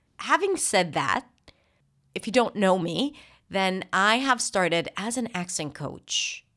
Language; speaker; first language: English; non-native, fluent; Hebrew